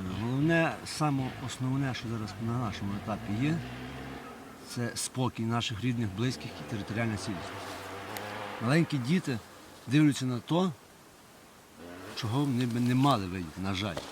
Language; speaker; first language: Ukrainian; native; Ukrainian